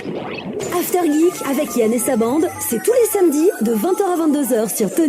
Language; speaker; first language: French; native; French